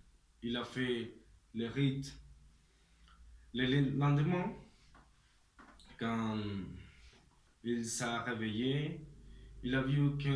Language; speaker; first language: French; non-native, learner; Spanish